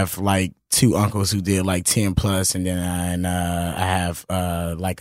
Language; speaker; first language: English; native; English